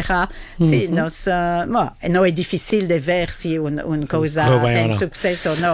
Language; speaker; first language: Portuguese; non-native, fluent; French